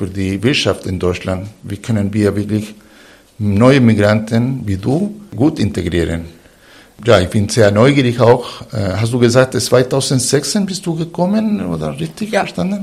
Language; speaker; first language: German; non-native, fluent; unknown